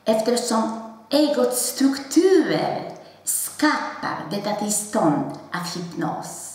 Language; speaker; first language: Swedish; non-native, fluent; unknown